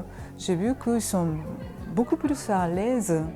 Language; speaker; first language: French; non-native, fluent; Japanese